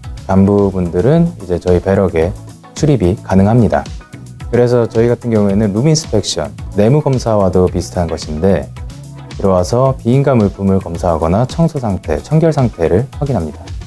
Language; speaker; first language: Korean; native; Korean